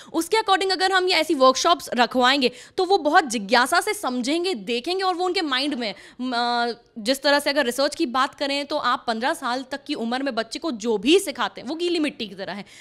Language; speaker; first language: Hindi; native; Hindi